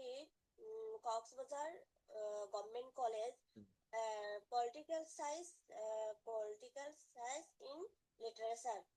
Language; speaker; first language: English; non-native, learner; Bangla